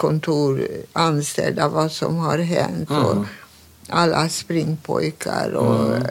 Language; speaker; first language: Swedish; non-native, fluent; Hungarian